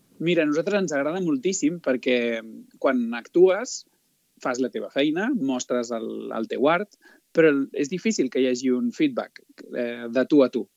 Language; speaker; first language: Catalan; native; Catalan